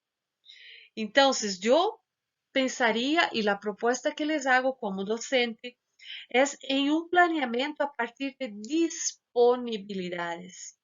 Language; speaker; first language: Spanish; non-native, fluent; Portuguese